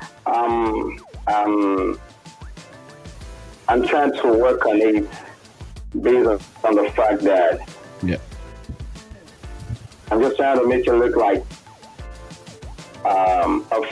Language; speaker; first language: English; non-native, local second language; Yoruba